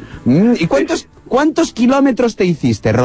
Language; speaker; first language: Spanish; native; Spanish